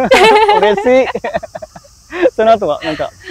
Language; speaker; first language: Japanese; non-native, fluent; Indonesian